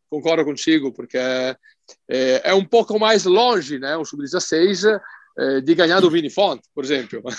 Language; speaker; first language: Portuguese; non-native, fluent; Italian